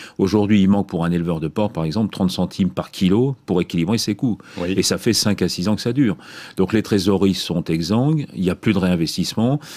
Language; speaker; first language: French; native; French